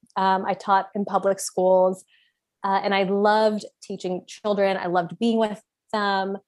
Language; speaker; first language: English; native; English